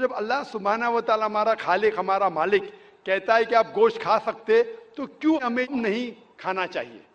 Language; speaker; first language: Hindi; native; Hindi